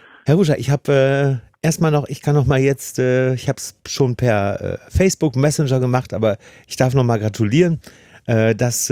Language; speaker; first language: German; native; German